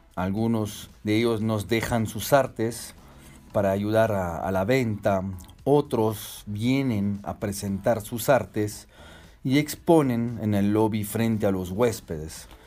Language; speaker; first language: Spanish; non-native, fluent; French